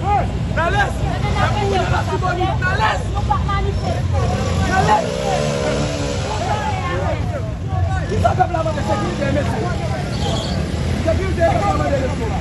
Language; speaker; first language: Haitian Creole; native; Haitian Creole